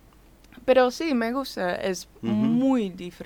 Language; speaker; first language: Spanish; non-native, learner; Dutch